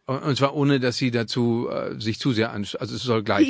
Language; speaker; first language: German; native; German